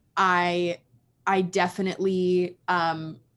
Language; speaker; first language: English; early bilingual, other home language; Spanish